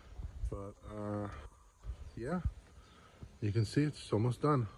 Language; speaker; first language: English; native; English